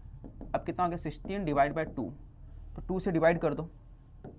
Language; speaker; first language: Hindi; native; Hindi